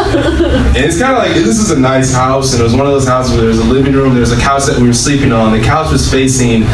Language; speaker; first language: English; native; English